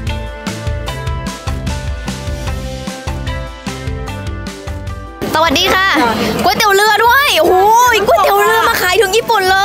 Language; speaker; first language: Thai; native; Thai